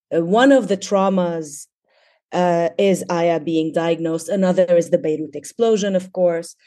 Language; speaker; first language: English; non-native, fluent; Arabic